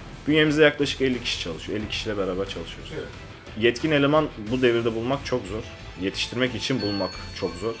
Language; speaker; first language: Turkish; native; Turkish